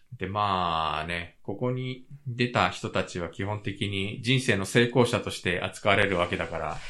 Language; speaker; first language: Japanese; native; Japanese